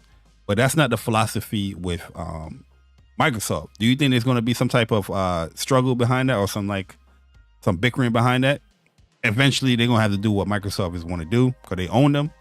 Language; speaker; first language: English; native; English